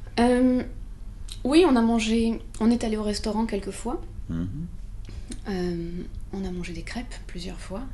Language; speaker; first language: French; non-native, fluent; English